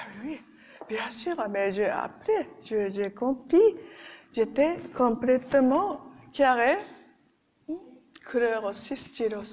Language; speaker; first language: French; non-native, learner; Japanese